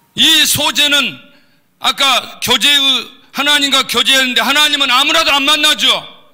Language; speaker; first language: Korean; native; Korean